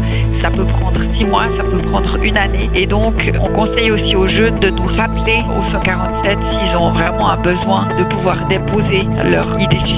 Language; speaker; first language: French; native; French